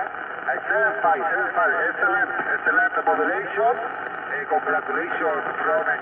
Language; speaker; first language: English; non-native, learner; Spanish